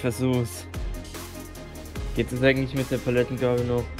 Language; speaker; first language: German; native; German